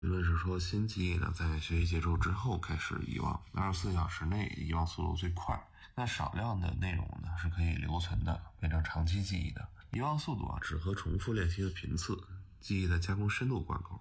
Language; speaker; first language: Chinese; native; Chinese